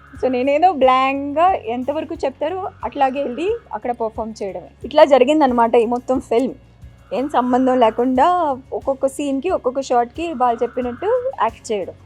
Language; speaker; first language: Telugu; non-native, fluent; Marathi